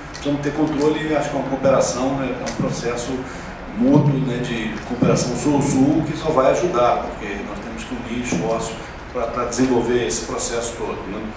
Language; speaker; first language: Portuguese; native; Portuguese